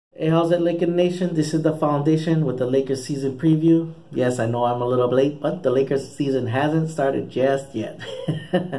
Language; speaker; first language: English; native; English